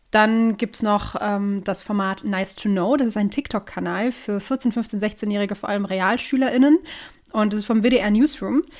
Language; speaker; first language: German; native; German